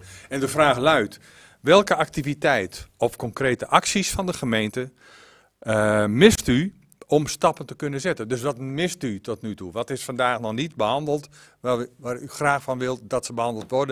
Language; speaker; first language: Dutch; native; Dutch